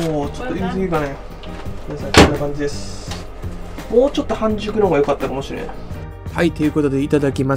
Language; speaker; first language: Japanese; native; Japanese